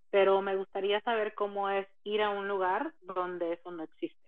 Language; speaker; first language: Spanish; early bilingual, heritage; Spanish